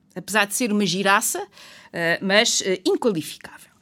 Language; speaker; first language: Portuguese; native; Portuguese